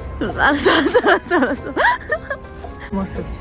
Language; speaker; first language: Korean; non-native, learner; Japanese